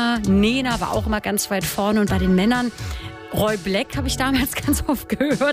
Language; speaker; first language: German; native; German